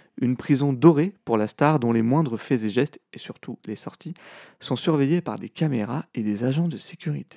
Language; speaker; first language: French; native; French